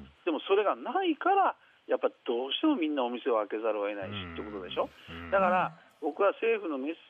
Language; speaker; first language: Japanese; native; Japanese